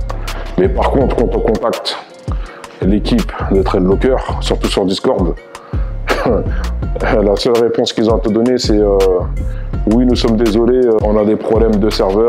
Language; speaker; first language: French; native; French